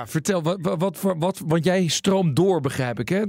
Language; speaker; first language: Dutch; native; Dutch